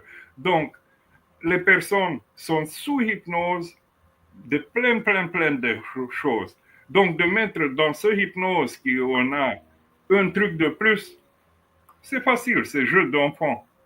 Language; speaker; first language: French; non-native, fluent; Romanian